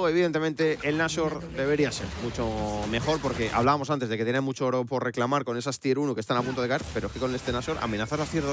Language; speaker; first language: Spanish; native; Spanish